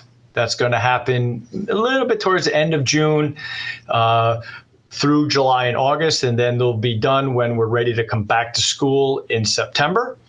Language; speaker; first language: English; native; English